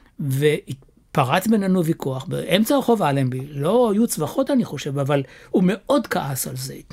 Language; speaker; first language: Hebrew; native; Hebrew